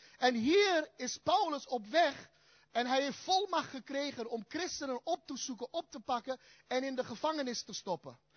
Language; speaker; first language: Dutch; early bilingual, other home language; Turkish